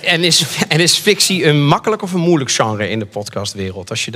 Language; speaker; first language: Dutch; native; Dutch